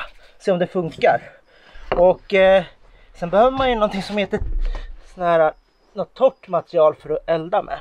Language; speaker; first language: Swedish; non-native, fluent; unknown